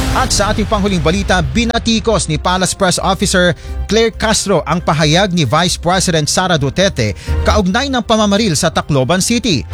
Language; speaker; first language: Filipino; native; Filipino